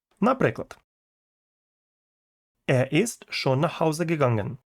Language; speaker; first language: German; non-native, fluent; Ukrainian